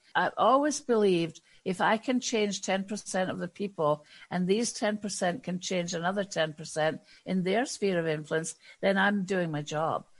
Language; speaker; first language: English; native; English